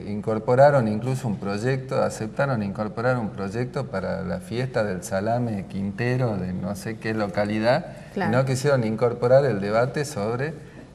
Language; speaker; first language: Spanish; native; Spanish